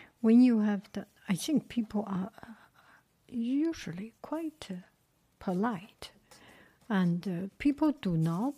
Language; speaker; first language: English; non-native, fluent; Chinese